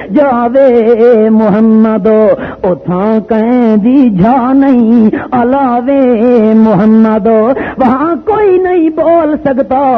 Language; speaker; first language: Urdu; non-native, local second language; Pashto